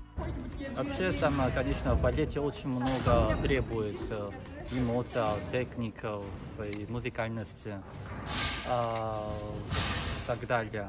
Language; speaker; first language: Russian; non-native, fluent; Korean